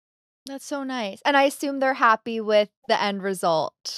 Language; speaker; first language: English; native; English